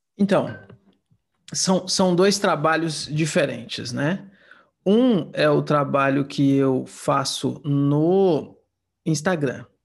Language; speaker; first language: Portuguese; native; Portuguese